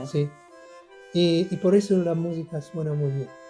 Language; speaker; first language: Spanish; non-native, learner; German